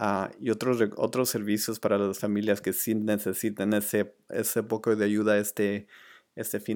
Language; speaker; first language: Spanish; early bilingual, other home language; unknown